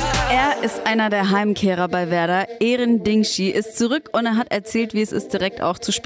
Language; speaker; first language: German; native; German